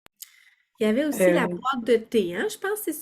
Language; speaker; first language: French; native; French